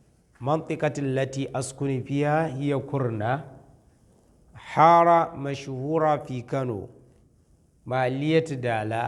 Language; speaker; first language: Arabic; non-native, fluent; Hausa